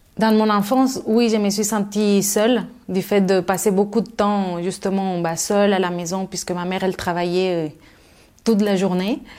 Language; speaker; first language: French; non-native, fluent; Spanish